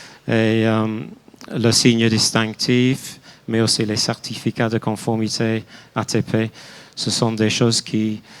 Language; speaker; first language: French; non-native, fluent; English